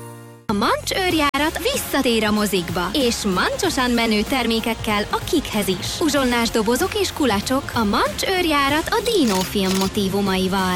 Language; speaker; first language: Hungarian; native; Hungarian